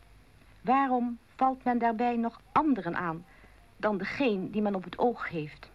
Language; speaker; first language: Dutch; native; Dutch